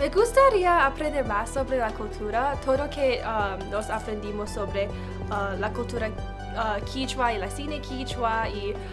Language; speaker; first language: Spanish; non-native, learner; English